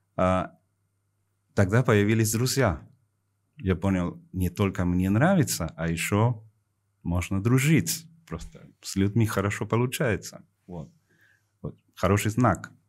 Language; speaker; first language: Russian; non-native, fluent; Spanish